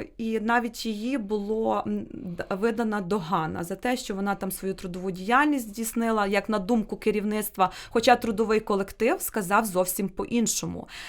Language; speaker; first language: Ukrainian; native; Ukrainian